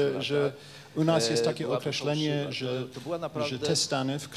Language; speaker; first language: Polish; non-native, fluent; Japanese